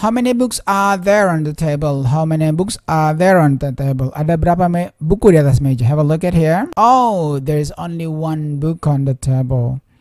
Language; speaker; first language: English; non-native, fluent; Indonesian